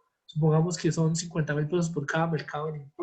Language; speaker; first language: Spanish; native; Spanish